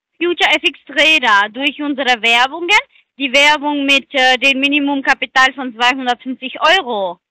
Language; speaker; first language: German; non-native, fluent; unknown